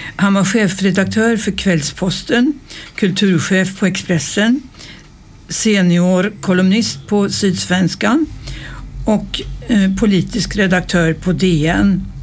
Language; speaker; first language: Swedish; native; Swedish